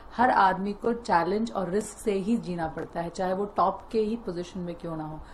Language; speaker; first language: Hindi; native; Hindi